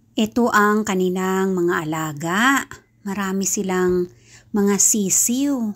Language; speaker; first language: Filipino; non-native, local second language; Kinaray-a